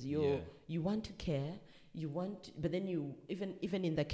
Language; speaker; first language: English; non-native, local second language; Ganda